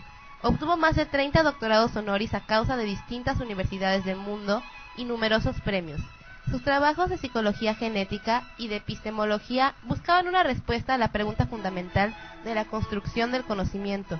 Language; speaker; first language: Spanish; native; Spanish